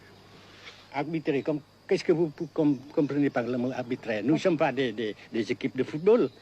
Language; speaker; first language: French; non-native, fluent; Vietnamese